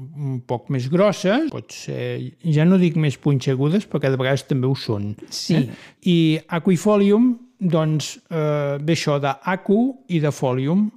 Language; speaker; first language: Catalan; native; Catalan